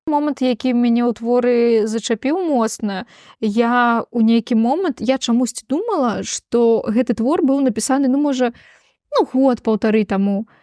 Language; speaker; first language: Belarusian; non-native, local second language; Russian